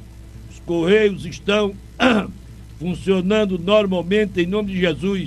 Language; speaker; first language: Portuguese; native; Portuguese